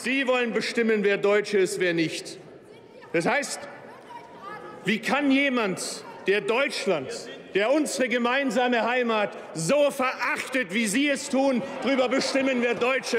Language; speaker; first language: German; early bilingual, other home language; Turkish